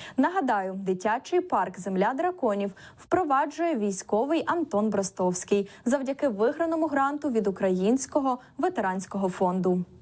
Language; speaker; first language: Ukrainian; native; Ukrainian